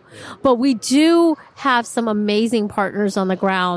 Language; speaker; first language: English; native; English